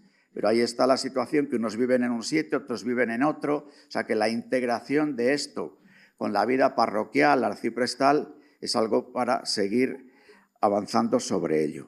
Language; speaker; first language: Spanish; native; Spanish